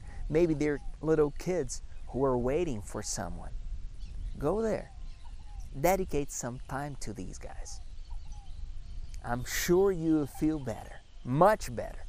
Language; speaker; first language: English; non-native, fluent; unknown